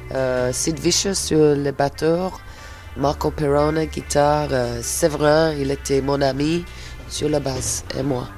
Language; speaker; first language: French; non-native, fluent; English